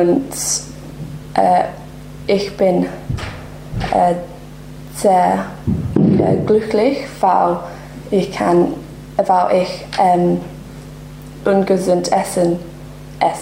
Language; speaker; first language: German; non-native, learner; English